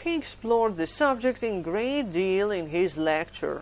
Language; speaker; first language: English; non-native, fluent; Ukrainian